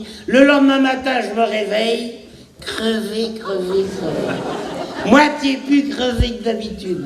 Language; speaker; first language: French; native; French